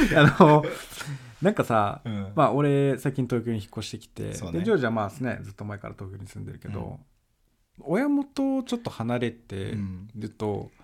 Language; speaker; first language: Japanese; early bilingual, other home language; Portuguese